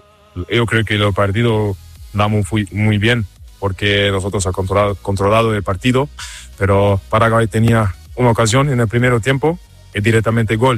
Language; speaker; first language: Spanish; non-native, learner; German